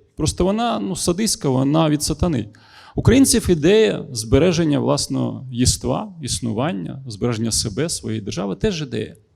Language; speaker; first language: Ukrainian; non-native, local second language; Russian